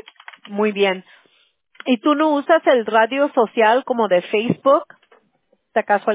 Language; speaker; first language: Spanish; early bilingual, heritage; Spanish